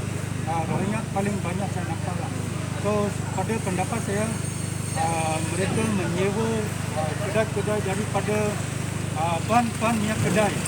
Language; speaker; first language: Malay; native; Malay